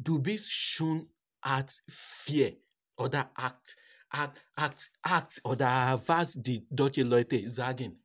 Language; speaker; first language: German; non-native, learner; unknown